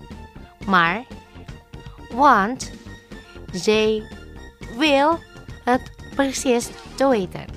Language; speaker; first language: Dutch; non-native, learner; Indonesian